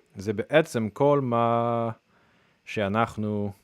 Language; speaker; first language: Hebrew; non-native, learner; English